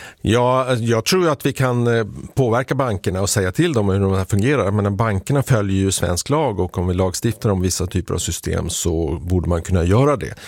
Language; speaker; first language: Swedish; native; Swedish